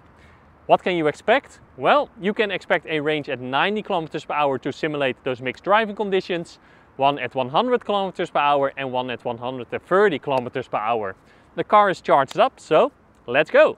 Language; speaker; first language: English; non-native, fluent; Dutch